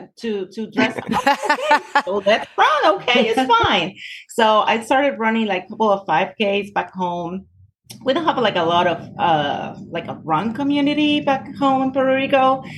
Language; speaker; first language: English; non-native, fluent; Spanish